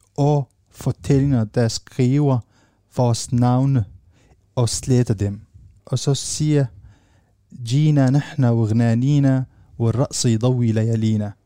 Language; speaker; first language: Danish; non-native, fluent; Arabic